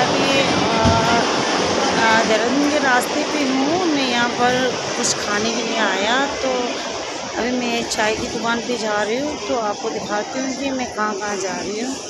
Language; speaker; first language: Hindi; non-native, local second language; Tibetan